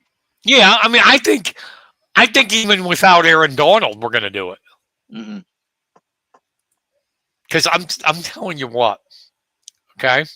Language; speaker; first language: English; native; English